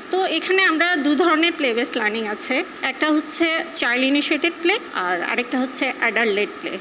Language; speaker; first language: Bangla; native; Bangla